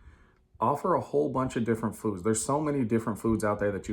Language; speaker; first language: English; native; English